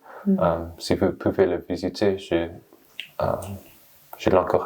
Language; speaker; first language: French; non-native, learner; English